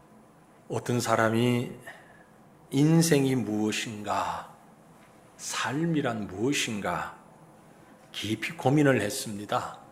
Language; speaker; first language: Korean; native; Korean